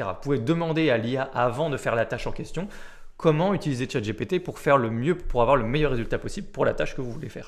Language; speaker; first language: French; native; French